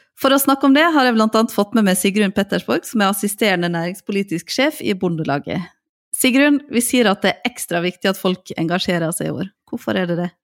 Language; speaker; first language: Norwegian; native; Norwegian